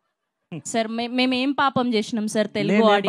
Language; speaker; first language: Telugu; native; Telugu